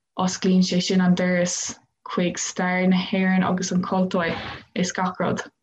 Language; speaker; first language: Irish; non-native, local second language; English